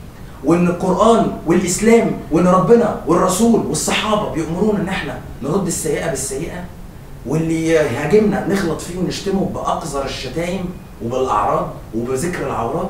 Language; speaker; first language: Arabic; native; Arabic